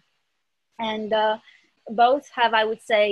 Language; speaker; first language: English; early bilingual, other home language; Romanian